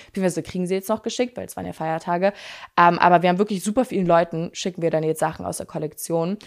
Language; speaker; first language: German; native; German